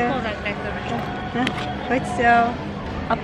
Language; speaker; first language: Dutch; early bilingual, other home language; Turkish